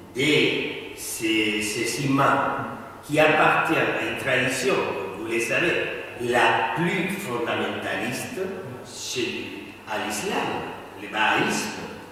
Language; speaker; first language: French; non-native, fluent; Spanish